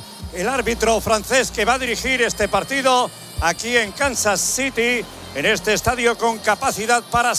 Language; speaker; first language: Spanish; native; Spanish